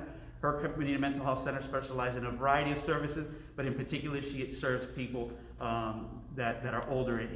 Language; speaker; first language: English; early bilingual, other home language; Spanish